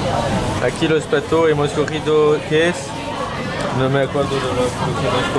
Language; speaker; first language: Spanish; non-native, fluent; French